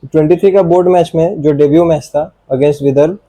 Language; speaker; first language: Hindi; non-native, local second language; Bangla